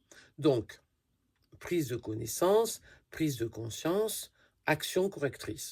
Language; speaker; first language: French; native; French